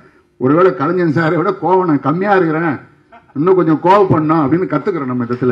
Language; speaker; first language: Tamil; native; Tamil